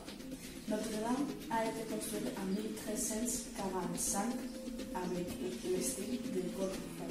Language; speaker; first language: French; non-native, learner; Spanish